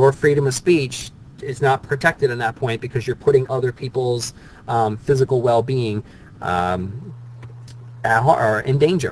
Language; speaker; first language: English; native; English